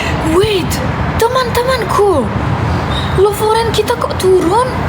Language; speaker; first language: Indonesian; non-native, learner; Turkish